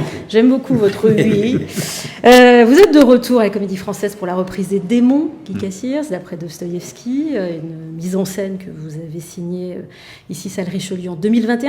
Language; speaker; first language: French; native; French